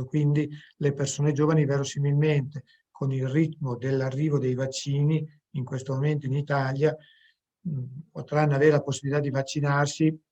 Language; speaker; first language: Italian; native; Italian